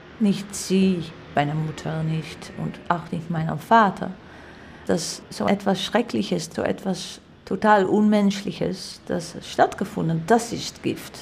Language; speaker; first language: German; non-native, fluent; Dutch